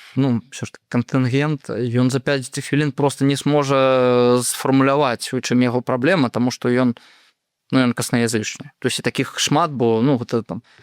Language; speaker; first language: Belarusian; non-native, local second language; Russian